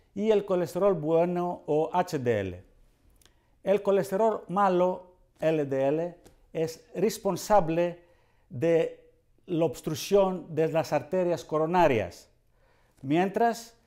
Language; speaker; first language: Spanish; non-native, fluent; Greek